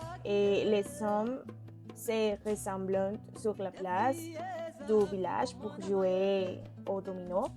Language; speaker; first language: French; non-native, learner; Spanish